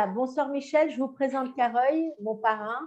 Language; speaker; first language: French; native; French